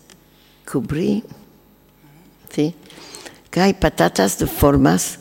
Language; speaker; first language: Spanish; non-native, learner; French